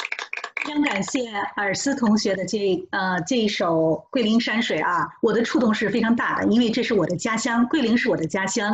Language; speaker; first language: Chinese; native; Chinese